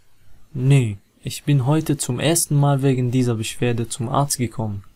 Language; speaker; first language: German; non-native, fluent; Arabic